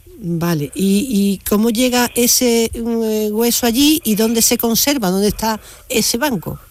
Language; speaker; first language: Spanish; native; Spanish